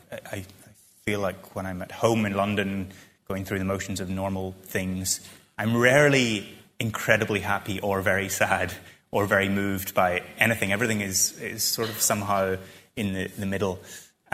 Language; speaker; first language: English; native; English